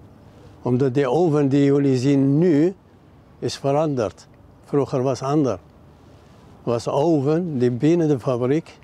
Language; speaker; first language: Dutch; non-native, learner; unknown